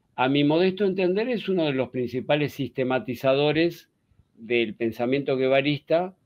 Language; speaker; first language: Spanish; native; Spanish